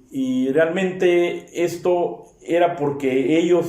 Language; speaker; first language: Spanish; native; Spanish